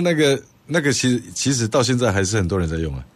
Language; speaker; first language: Chinese; native; Chinese